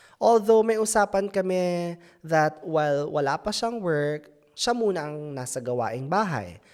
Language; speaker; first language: Filipino; native; Filipino